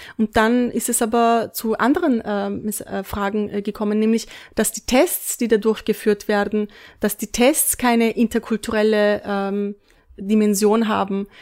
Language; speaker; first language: German; early bilingual, other home language; Turkish